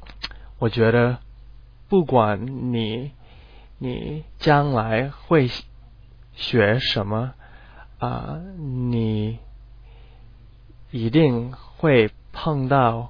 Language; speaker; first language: Chinese; non-native, learner; English